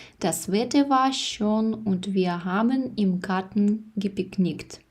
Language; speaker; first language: German; non-native, fluent; Ukrainian